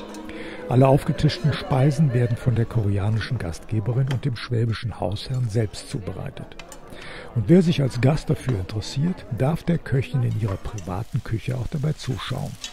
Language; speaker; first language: German; native; German